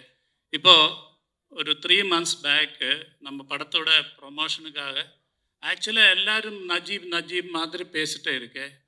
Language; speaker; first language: Tamil; non-native, learner; Malayalam